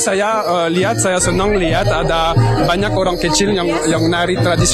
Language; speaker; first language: Indonesian; non-native, learner; French